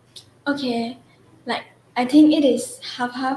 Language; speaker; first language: English; non-native, local second language; Chinese